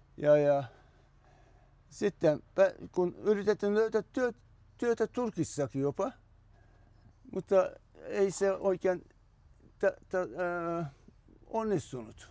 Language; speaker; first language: Finnish; non-native, fluent; Turkish